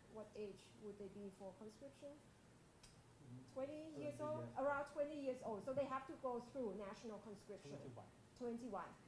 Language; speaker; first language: English; non-native, fluent; Thai